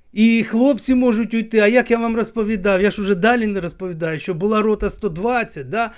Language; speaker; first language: Ukrainian; native; Ukrainian